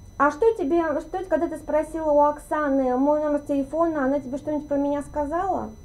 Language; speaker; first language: Russian; native; Russian